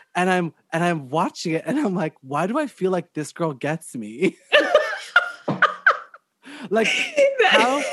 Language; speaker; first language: English; native; English